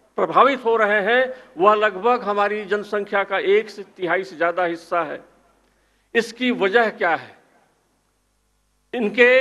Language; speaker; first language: Hindi; native; Hindi